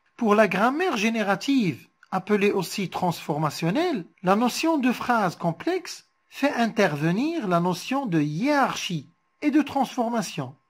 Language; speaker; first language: French; non-native, local second language; Arabic